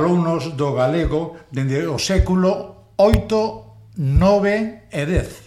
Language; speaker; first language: Galician; non-native, local second language; Spanish